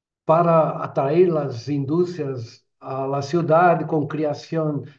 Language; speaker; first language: Spanish; non-native, fluent; Portuguese